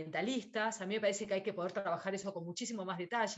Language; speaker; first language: Spanish; native; Spanish